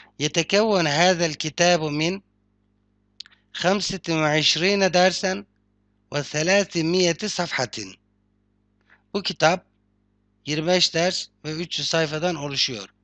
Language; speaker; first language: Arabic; non-native, fluent; Turkish